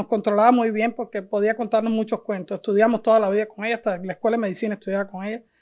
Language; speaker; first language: Spanish; native; Spanish